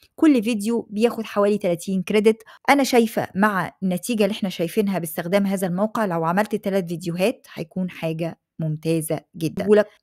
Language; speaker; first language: Arabic; native; Arabic